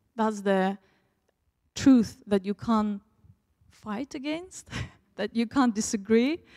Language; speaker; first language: English; early bilingual, other home language; Russian